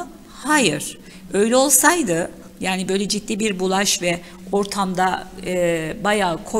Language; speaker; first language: Turkish; native; Turkish